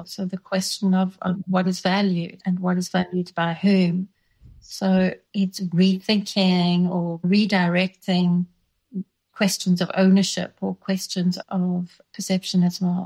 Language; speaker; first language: English; non-native, local second language; Dutch